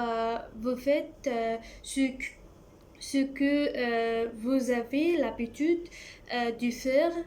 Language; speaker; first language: French; non-native, learner; Arabic